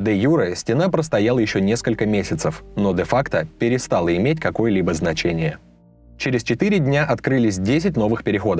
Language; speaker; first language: Russian; native; Russian